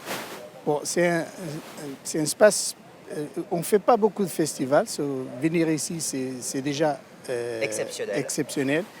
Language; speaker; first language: French; non-native, learner; Portuguese